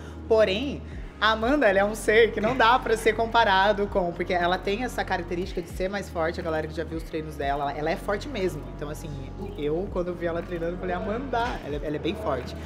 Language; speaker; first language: Portuguese; native; Portuguese